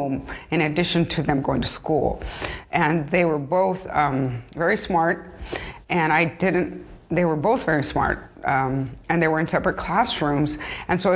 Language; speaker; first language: English; early bilingual, other home language; Spanish